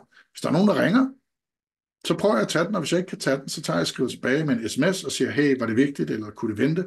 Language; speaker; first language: Danish; native; Danish